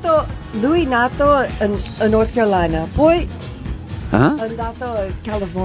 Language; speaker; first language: Italian; non-native, learner; English